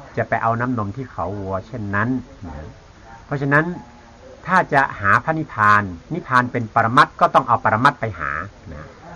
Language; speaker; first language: Thai; native; Thai